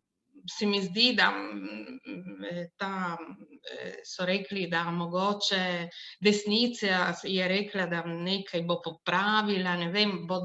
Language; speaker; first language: Slovenian; non-native, local second language; Italian